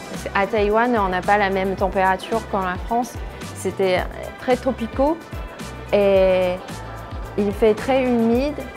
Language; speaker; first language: French; non-native, fluent; Chinese